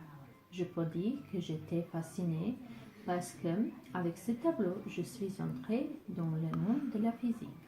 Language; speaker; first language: French; non-native, learner; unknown